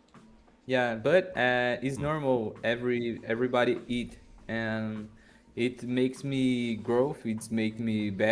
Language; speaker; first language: English; non-native, learner; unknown